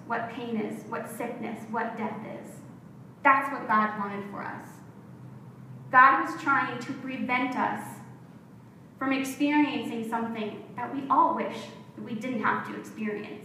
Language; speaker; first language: English; native; English